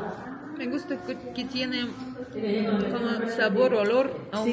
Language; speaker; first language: Spanish; non-native, learner; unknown